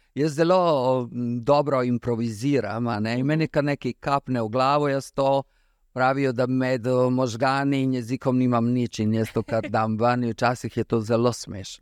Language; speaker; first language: Slovenian; early bilingual, other home language; Serbian